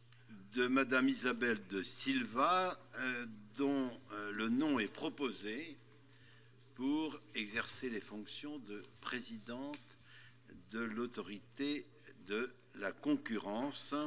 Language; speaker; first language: French; native; French